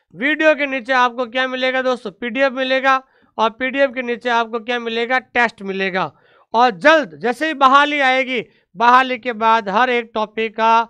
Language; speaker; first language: Hindi; native; Hindi